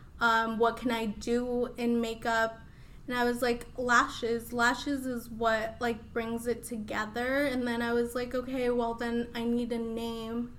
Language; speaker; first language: English; early bilingual, other home language; Spanish